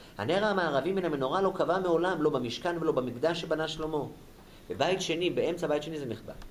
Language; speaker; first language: Hebrew; native; Hebrew